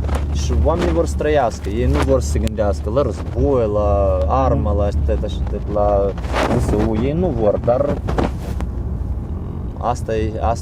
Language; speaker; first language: Romanian; non-native, learner; Ukrainian